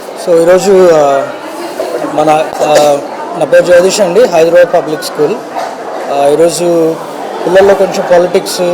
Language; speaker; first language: Telugu; native; Telugu